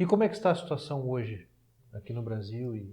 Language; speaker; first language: Portuguese; native; Portuguese